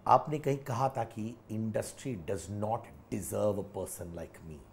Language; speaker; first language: Hindi; native; Hindi